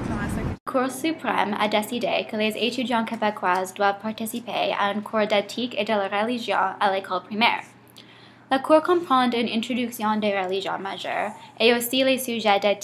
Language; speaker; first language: French; non-native, learner; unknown